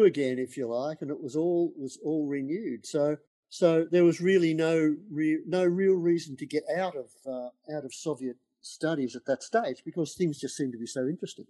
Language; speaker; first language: English; native; English